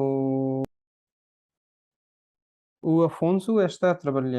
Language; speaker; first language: Portuguese; non-native, fluent; Hindi